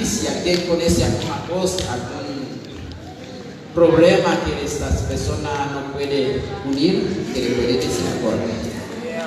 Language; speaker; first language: Spanish; non-native, learner; Haitian Creole